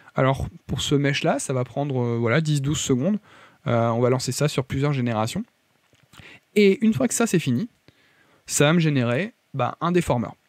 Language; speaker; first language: French; native; French